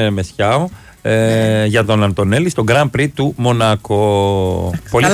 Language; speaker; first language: Greek; native; Greek